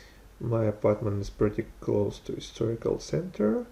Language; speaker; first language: English; non-native, learner; Russian